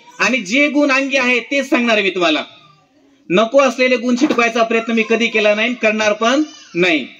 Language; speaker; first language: Marathi; non-native, local second language; Urdu